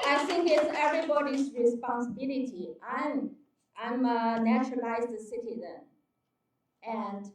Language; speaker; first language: English; non-native, fluent; Chinese